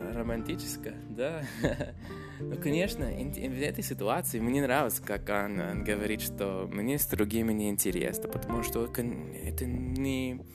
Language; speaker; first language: Russian; non-native, fluent; English